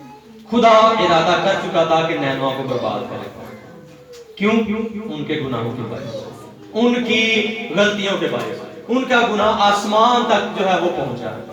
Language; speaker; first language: Urdu; native; Urdu